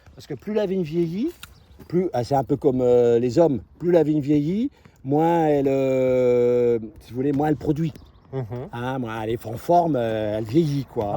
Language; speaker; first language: French; native; French